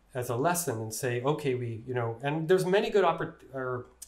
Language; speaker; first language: English; native; English